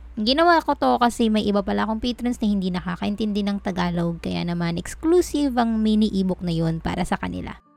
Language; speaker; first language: Filipino; non-native, local second language; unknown